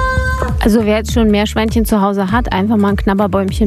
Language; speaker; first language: German; native; German